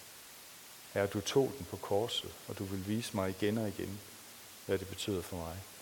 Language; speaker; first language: Danish; native; Danish